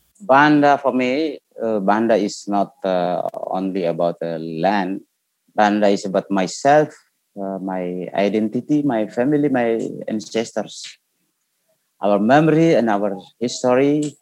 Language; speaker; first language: English; non-native, learner; Indonesian